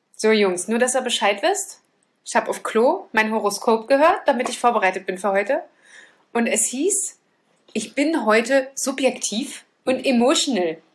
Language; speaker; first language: German; native; German